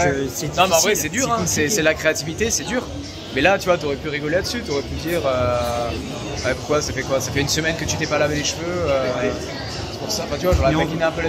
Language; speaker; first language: French; native; French